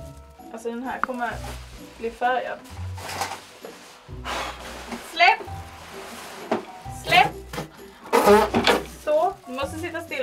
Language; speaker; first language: Swedish; native; Swedish